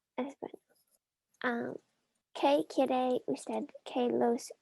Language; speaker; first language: Spanish; non-native, learner; English